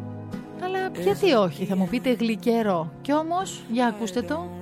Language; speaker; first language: Greek; native; Greek